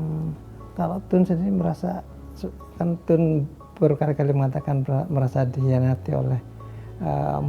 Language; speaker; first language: Indonesian; native; Indonesian